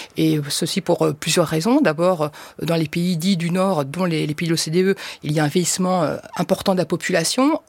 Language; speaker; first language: French; native; French